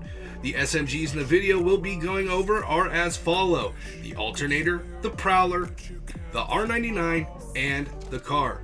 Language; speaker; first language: English; native; English